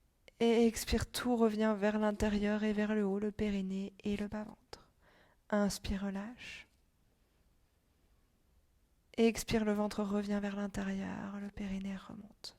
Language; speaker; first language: French; native; French